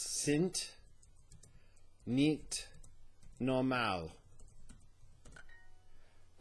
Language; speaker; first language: German; non-native, learner; English